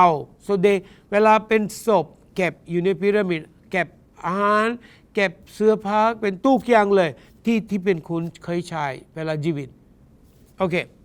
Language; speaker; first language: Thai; non-native, learner; English